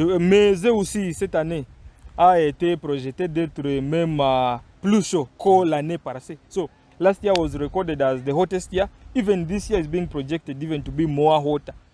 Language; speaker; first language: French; non-native, fluent; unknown